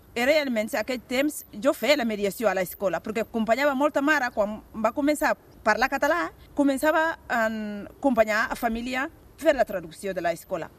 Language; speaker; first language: Catalan; non-native, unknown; Bambara